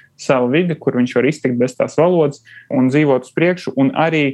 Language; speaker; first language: Latvian; non-native, local second language; Russian